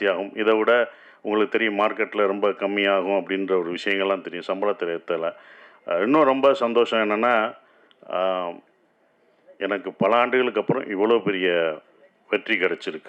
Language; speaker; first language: Tamil; native; Tamil